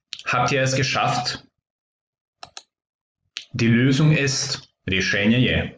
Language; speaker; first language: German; non-native, fluent; Croatian